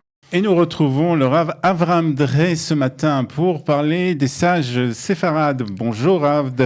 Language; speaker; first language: French; native; French